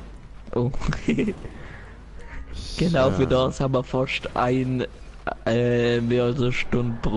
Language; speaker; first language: German; native; German